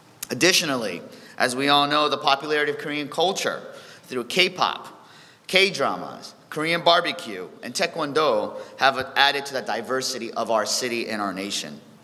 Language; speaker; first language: English; early bilingual, other home language; Korean